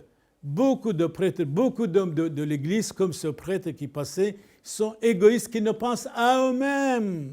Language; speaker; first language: French; non-native, local second language; Arabic